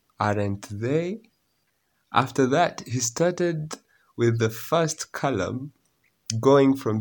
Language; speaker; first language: English; non-native, local second language; Kinyarwanda